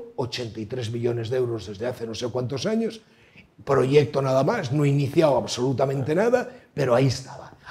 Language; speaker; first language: Spanish; native; Spanish